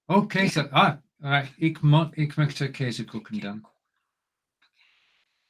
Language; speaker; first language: German; non-native, learner; English